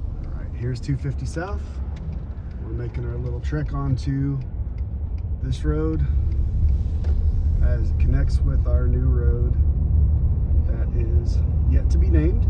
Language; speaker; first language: English; native; English